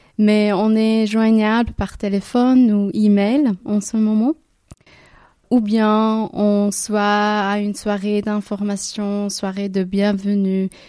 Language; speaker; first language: French; non-native, local second language; Tamil